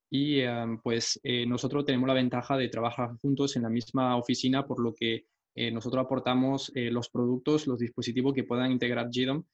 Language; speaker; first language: Spanish; non-native, fluent; French